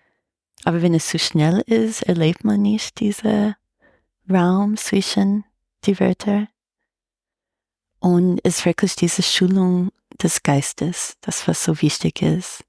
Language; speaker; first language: German; non-native, fluent; English